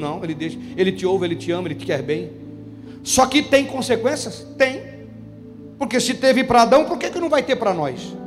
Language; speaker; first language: Portuguese; native; Portuguese